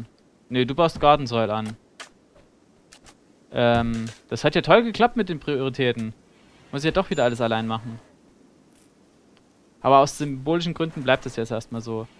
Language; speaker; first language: German; native; German